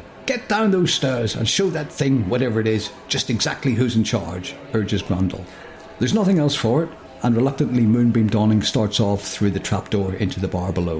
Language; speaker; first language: English; native; English